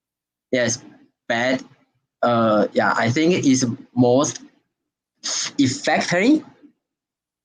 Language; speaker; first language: English; non-native, learner; Chinese